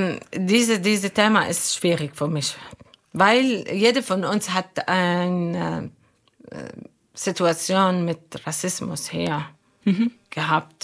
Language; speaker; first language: German; non-native, learner; Arabic